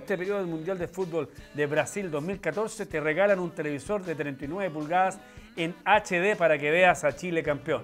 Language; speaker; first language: Spanish; native; Spanish